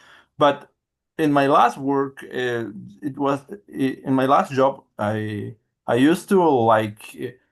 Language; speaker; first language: English; non-native, learner; Spanish